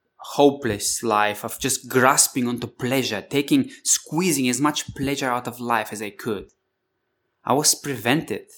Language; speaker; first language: English; non-native, fluent; Bulgarian